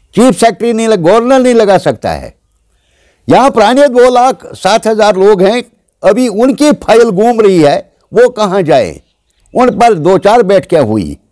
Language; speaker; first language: Hindi; non-native, local second language; Kashmiri